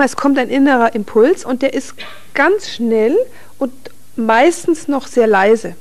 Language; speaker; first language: German; native; German